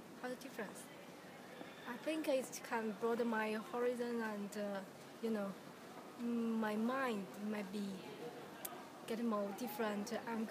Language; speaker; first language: English; non-native, learner; Chinese